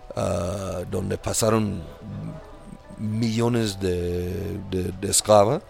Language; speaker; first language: Spanish; non-native, fluent; English